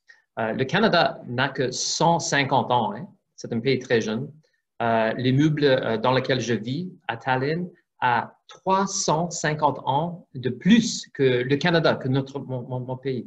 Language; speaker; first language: French; non-native, fluent; English